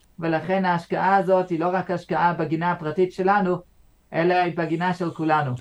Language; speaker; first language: Hebrew; non-native, fluent; English